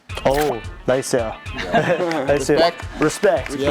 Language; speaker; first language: Korean; non-native, fluent; English